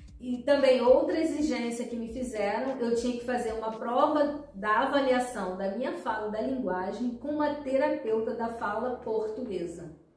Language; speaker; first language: Portuguese; native; Portuguese